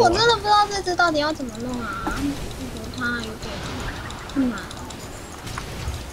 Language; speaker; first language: Chinese; native; Chinese